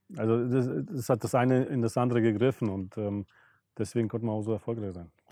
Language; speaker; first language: German; early bilingual, other home language; Russian